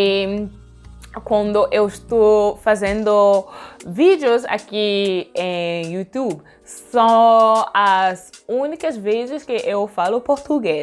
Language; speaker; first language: Portuguese; non-native, learner; French